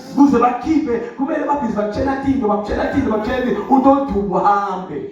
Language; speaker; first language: Zulu; non-native, local second language; Swati